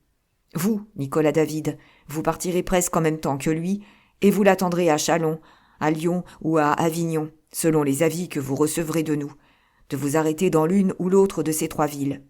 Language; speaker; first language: French; native; French